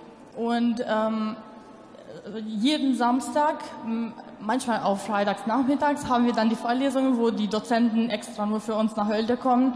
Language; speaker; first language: German; non-native, local second language; Albanian